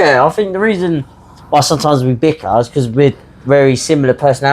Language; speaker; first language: English; native; English